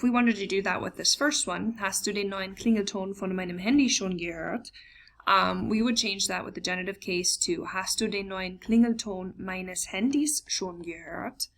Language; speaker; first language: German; non-native, fluent; English